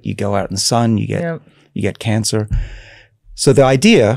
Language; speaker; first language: English; native; English